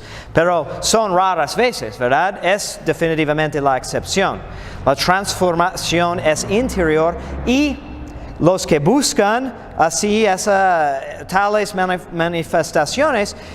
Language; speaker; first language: Spanish; non-native, fluent; English